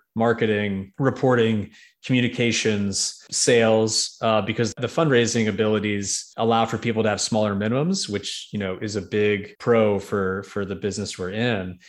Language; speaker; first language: English; native; English